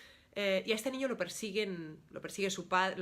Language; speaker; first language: Spanish; native; Spanish